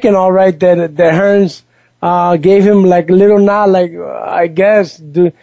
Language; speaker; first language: English; early bilingual, other home language; Spanish